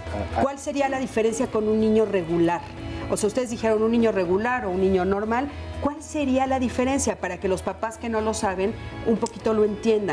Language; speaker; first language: Spanish; native; Spanish